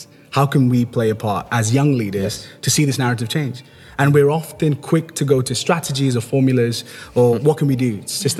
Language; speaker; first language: English; native; English